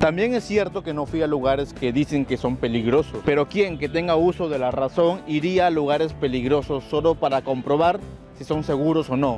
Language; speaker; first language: Spanish; native; Spanish